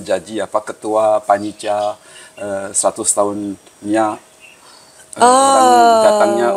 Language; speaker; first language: Indonesian; early bilingual, heritage; Javanese